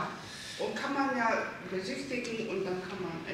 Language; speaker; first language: German; non-native, learner; Korean